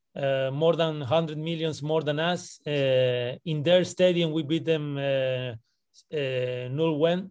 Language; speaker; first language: English; non-native, fluent; Spanish